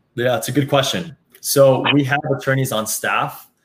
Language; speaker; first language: English; early bilingual, other home language; Spanish